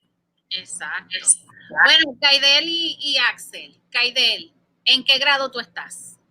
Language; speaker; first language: Spanish; early bilingual, heritage; Spanish